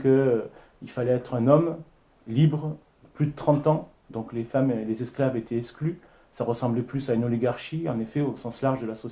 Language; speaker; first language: French; native; French